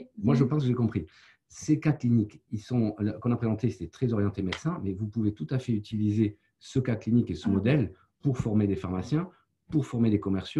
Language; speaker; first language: French; native; French